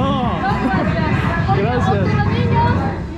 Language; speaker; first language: Spanish; non-native, learner; Turkish